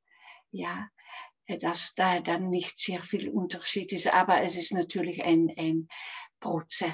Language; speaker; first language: German; non-native, fluent; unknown